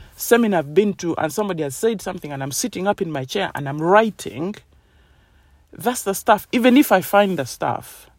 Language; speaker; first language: English; non-native, local second language; Ganda